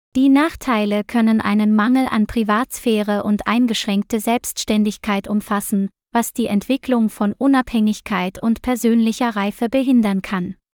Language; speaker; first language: German; non-native, fluent; Vietnamese